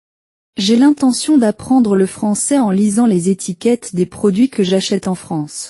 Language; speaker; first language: French; non-native, learner; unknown